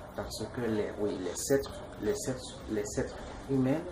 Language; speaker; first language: French; non-native, learner; Spanish